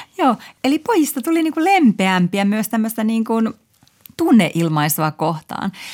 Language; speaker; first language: Finnish; native; Finnish